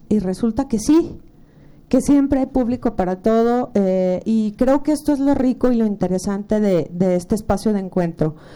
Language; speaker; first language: Spanish; native; Spanish